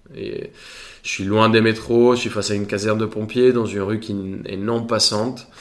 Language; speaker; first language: French; non-native, fluent; Spanish